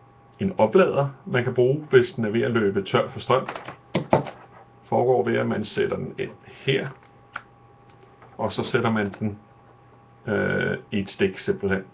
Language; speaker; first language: Danish; native; Danish